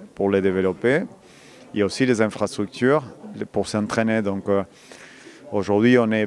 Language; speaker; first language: French; non-native, fluent; Spanish